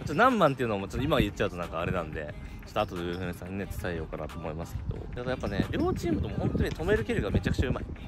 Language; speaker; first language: Japanese; native; Japanese